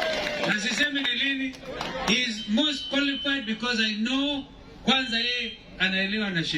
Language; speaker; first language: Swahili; non-native, local second language; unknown